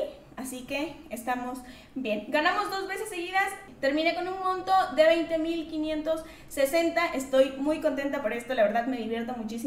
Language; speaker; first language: Spanish; native; Spanish